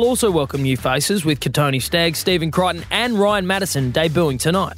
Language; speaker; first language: English; native; English